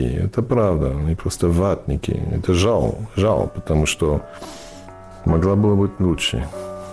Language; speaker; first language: Russian; non-native, fluent; English